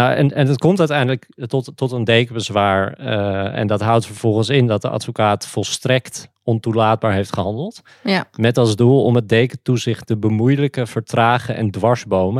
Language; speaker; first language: Dutch; native; Dutch